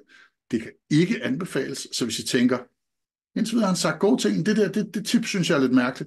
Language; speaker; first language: Danish; native; Danish